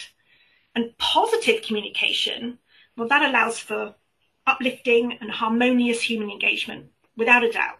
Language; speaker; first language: English; native; English